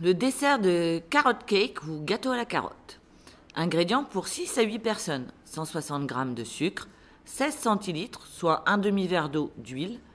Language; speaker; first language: French; native; French